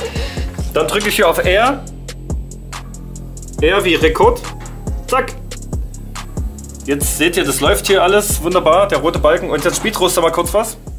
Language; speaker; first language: German; native; German